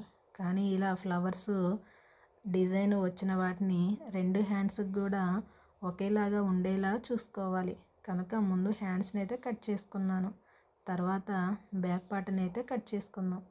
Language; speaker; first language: Telugu; native; Telugu